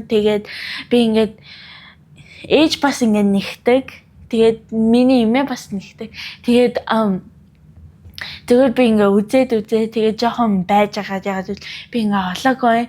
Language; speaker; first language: Mongolian; early bilingual, heritage; Mongolian